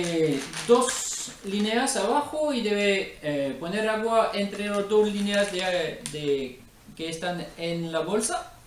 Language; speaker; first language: Spanish; non-native, learner; French